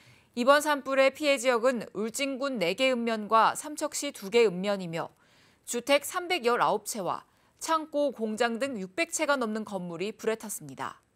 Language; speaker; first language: Korean; native; Korean